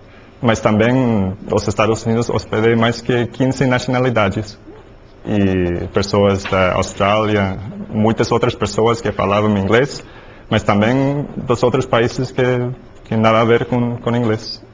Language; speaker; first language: Portuguese; non-native, learner; English